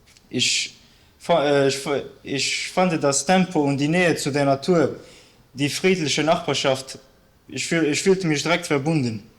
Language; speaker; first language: German; early bilingual, other home language; Bosnian